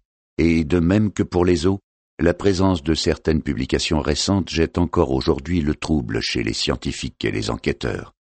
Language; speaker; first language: French; native; French